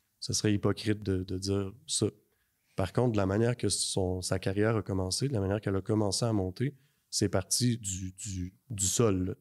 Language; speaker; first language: French; native; French